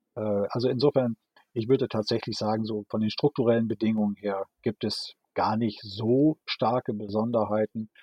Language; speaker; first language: German; native; German